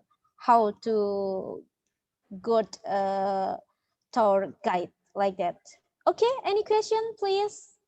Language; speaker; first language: English; non-native, learner; Indonesian